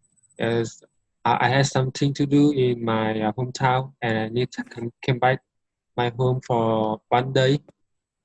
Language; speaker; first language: English; non-native, learner; Vietnamese